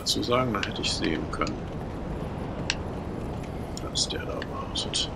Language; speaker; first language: German; native; German